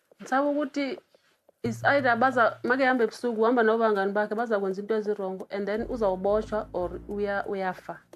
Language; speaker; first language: Zulu; non-native, local second language; Xhosa